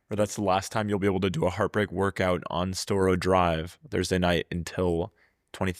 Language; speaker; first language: English; native; English